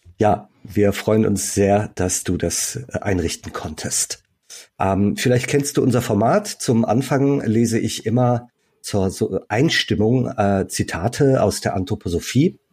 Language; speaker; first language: German; native; German